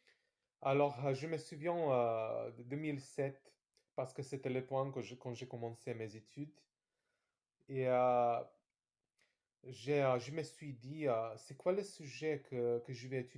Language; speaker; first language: French; non-native, fluent; Serbian